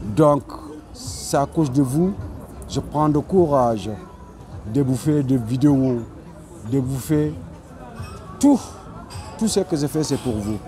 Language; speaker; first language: French; non-native, learner; Soninke